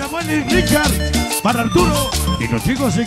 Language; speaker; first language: Spanish; native; Spanish